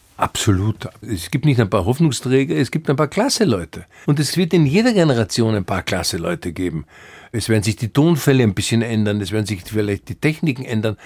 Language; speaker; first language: German; native; German